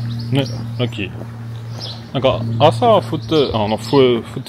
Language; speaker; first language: Japanese; non-native, learner; French